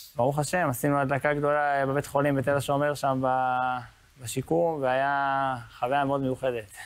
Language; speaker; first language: Hebrew; native; Hebrew